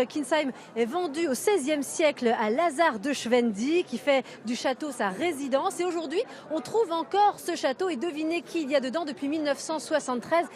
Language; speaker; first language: French; native; French